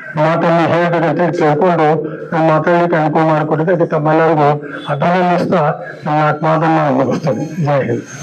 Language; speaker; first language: Kannada; non-native, local second language; Urdu